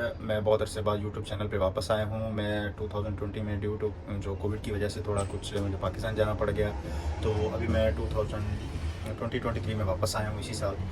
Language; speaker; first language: Urdu; non-native, local second language; Punjabi